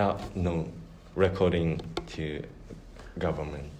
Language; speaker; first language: English; non-native, learner; Japanese